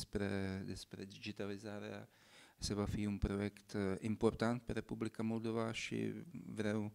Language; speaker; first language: Romanian; non-native, fluent; Czech